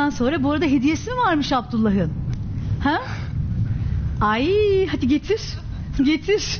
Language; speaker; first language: Turkish; native; Turkish